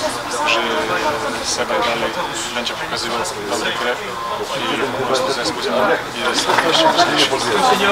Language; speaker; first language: Polish; non-native, fluent; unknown